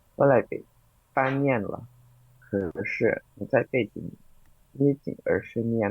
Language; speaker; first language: Chinese; non-native, learner; Indonesian